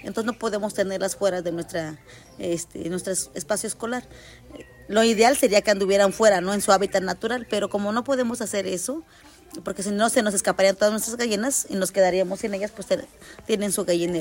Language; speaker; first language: Spanish; native; Spanish